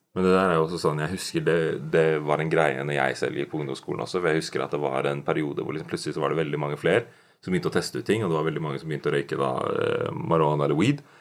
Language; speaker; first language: Norwegian; native; Norwegian